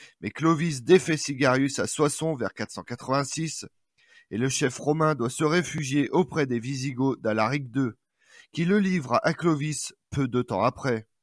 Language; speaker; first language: French; native; French